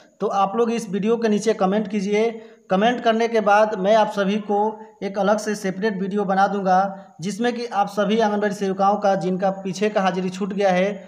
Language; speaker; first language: Hindi; native; Hindi